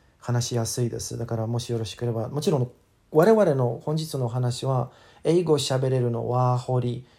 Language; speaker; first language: Japanese; non-native, learner; English